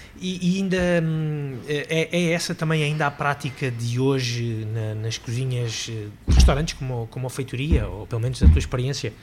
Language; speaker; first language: Portuguese; native; Portuguese